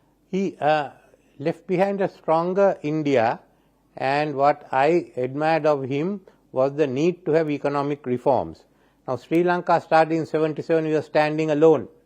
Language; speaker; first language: English; non-native, local second language; Sinhala